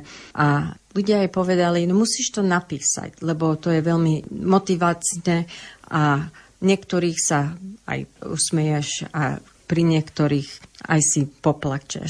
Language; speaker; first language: Slovak; early bilingual, heritage; English